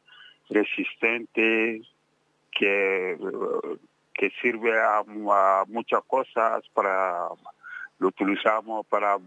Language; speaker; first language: Spanish; non-native, fluent; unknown